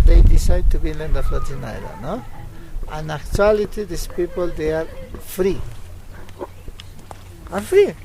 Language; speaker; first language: English; non-native, learner; Spanish